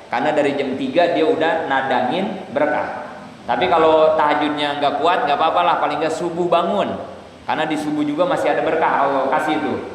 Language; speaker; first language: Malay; non-native, local second language; Sundanese